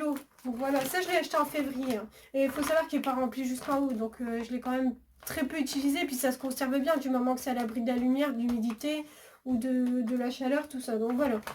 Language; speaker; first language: French; native; French